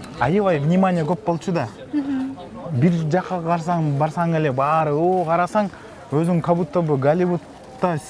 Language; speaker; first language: Kyrgyz; non-native, local second language; Russian